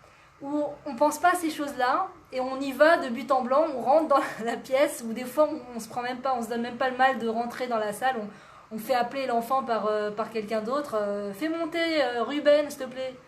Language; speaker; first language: French; native; French